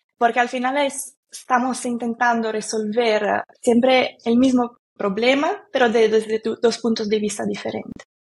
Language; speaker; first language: Spanish; non-native, fluent; Italian